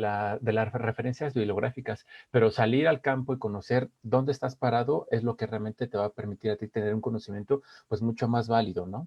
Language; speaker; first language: Spanish; native; Spanish